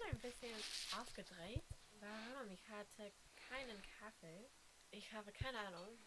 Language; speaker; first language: German; non-native, learner; English